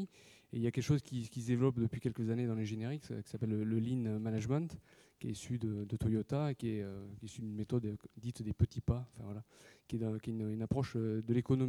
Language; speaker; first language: French; native; French